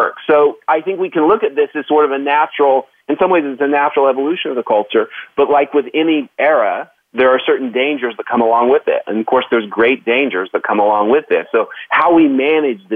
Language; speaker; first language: English; native; English